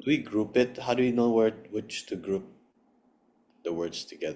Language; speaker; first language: English; non-native, fluent; Indonesian